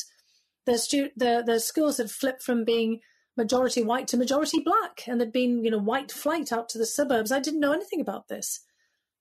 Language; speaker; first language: English; native; English